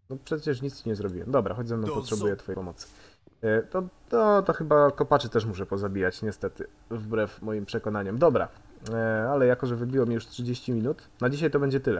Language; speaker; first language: Polish; native; Polish